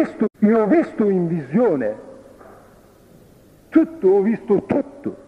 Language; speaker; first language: Italian; non-native, fluent; Turkish